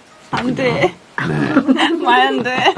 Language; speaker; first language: Korean; non-native, fluent; Russian